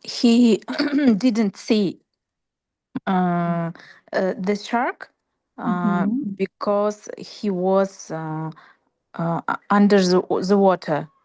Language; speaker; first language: English; non-native, learner; Russian